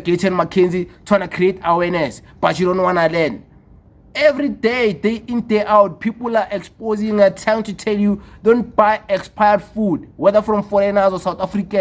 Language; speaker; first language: English; non-native, local second language; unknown